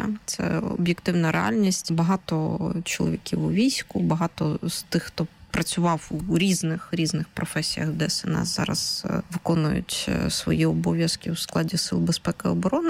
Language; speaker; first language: Ukrainian; native; Ukrainian